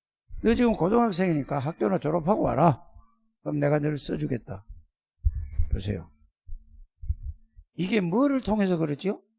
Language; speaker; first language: Korean; native; Korean